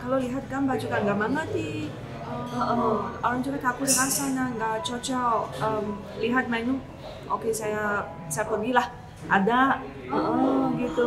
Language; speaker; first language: Indonesian; non-native, learner; Chinese